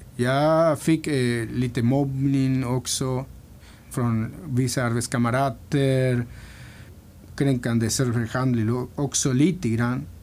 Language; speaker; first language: Swedish; non-native, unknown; Spanish